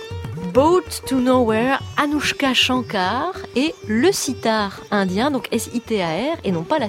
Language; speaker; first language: French; native; French